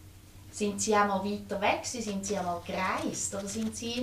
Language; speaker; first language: German; native; German